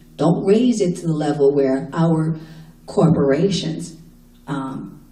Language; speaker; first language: English; native; English